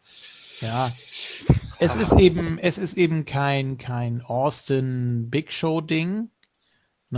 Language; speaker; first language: German; native; German